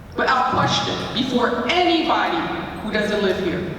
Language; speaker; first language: English; native; English